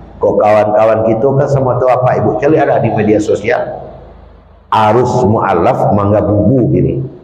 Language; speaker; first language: Malay; non-native, local second language; Minangkabau